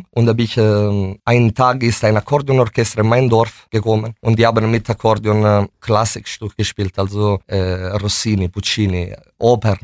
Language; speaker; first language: German; non-native, fluent; Italian